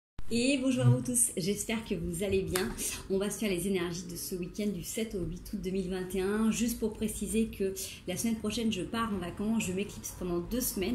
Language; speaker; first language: French; native; French